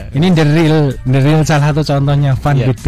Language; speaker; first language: Indonesian; native; Indonesian